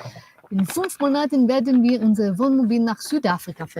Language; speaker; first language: German; non-native, learner; Spanish